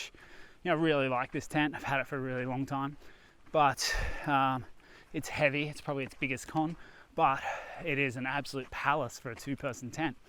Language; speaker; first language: English; native; English